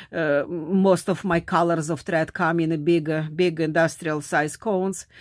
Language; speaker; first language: English; non-native, fluent; Slovak